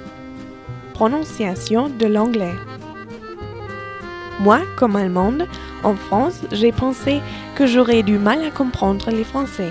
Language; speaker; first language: French; non-native, fluent; German